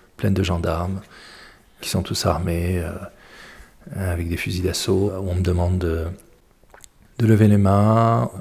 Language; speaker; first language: French; early bilingual, other home language; Arabic